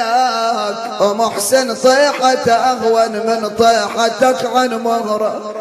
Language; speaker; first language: Arabic; native; Arabic